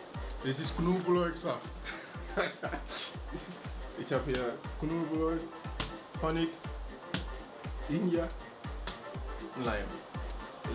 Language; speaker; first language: German; non-native, learner; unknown